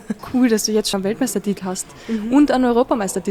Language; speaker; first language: German; native; German